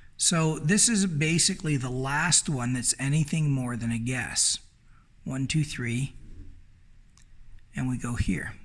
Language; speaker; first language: English; native; English